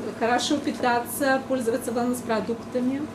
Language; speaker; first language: Russian; native; Russian